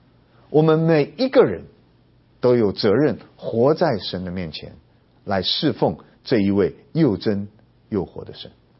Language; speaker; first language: Chinese; native; Chinese